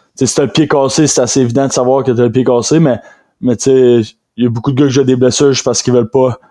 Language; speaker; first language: French; native; French